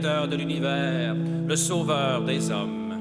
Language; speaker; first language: French; native; French